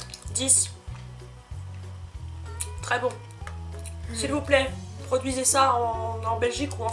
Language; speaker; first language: French; native; French